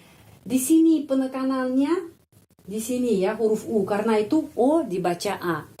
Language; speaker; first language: Indonesian; non-native, fluent; Russian